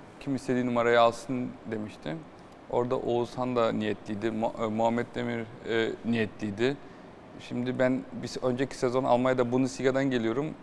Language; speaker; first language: Turkish; early bilingual, heritage; Turkish